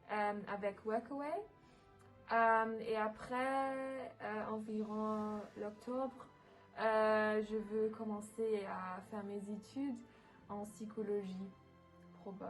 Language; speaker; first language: French; non-native, learner; German